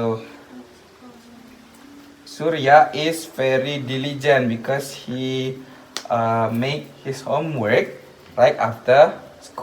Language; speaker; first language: English; non-native, learner; Indonesian